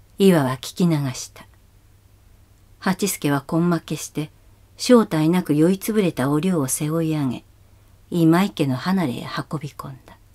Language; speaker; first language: Japanese; native; Japanese